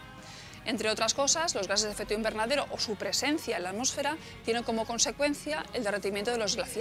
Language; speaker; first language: Spanish; native; Spanish